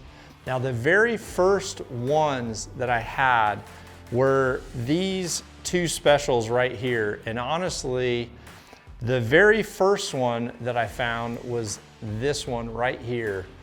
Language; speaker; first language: English; native; English